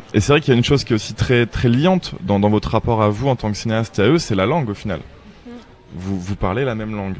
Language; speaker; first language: French; native; French